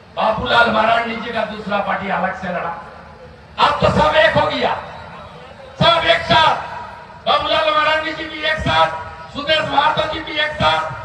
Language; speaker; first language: Hindi; non-native, local second language; Bangla